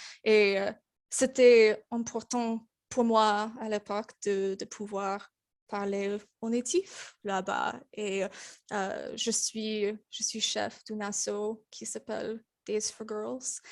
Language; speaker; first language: French; non-native, learner; English